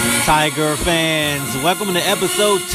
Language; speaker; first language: English; native; English